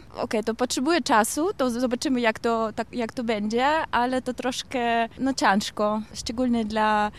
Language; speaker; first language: Polish; non-native, learner; Kazakh